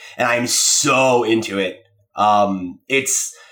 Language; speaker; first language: English; native; English